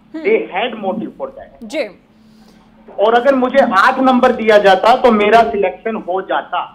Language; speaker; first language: Hindi; native; Hindi